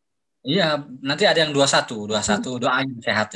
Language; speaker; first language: Indonesian; native; Indonesian